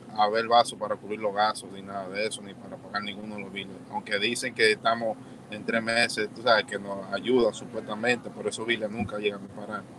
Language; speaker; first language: Spanish; early bilingual, heritage; Spanish